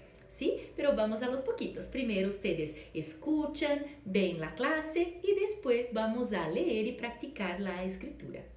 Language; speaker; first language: Spanish; non-native, fluent; Portuguese